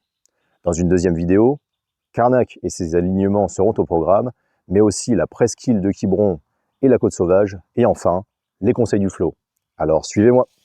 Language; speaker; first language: French; native; French